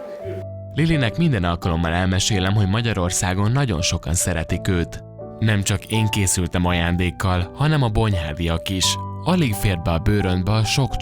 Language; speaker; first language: Hungarian; native; Hungarian